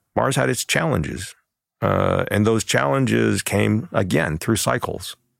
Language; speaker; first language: English; early bilingual, other home language; Chinese